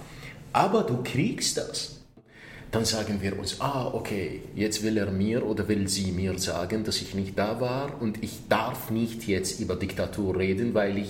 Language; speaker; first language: German; non-native, fluent; Arabic